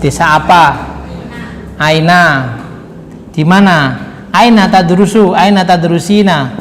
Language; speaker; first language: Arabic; non-native, fluent; Indonesian